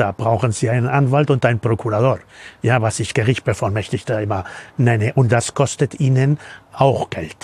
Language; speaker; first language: German; non-native, fluent; Spanish